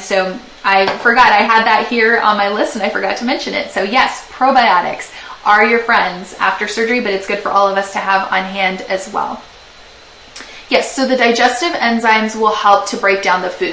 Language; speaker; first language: English; native; English